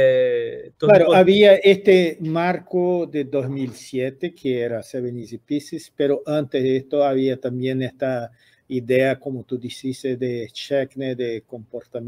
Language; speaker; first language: Portuguese; non-native, fluent; Spanish